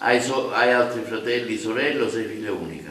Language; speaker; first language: Italian; native; Italian